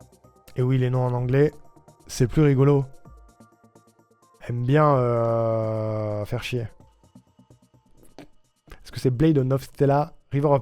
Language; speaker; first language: French; native; French